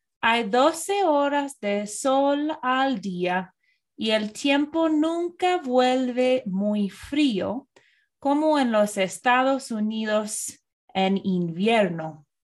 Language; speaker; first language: Spanish; non-native, fluent; English